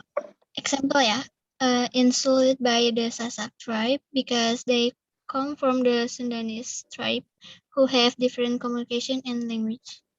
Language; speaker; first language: English; non-native, learner; Indonesian